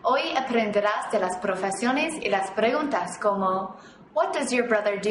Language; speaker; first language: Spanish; non-native, fluent; English